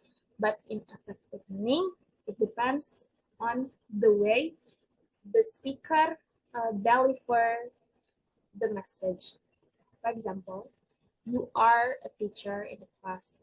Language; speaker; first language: English; non-native, learner; Indonesian